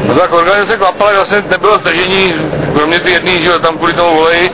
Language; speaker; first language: Czech; native; Czech